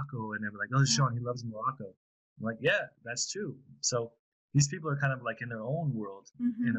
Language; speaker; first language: English; native; English